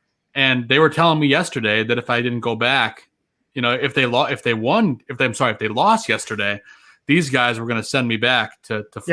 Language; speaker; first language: English; native; English